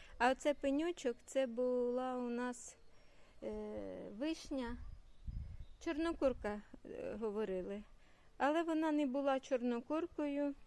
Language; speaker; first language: Ukrainian; non-native, local second language; Russian